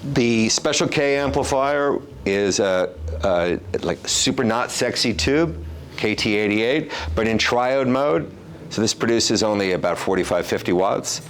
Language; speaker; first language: English; native; English